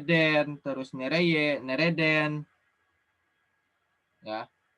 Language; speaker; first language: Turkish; non-native, learner; Indonesian